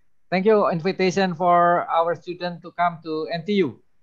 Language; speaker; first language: English; non-native, fluent; Indonesian